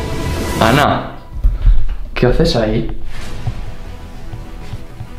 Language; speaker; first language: Spanish; native; Spanish